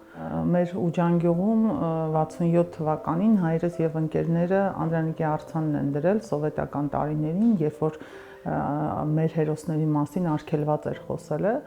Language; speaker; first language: Armenian; native; Armenian